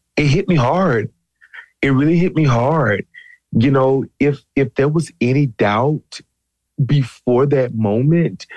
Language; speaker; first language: English; native; English